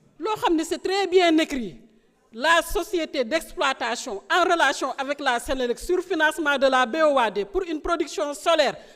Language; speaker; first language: Wolof; non-native, local second language; Serer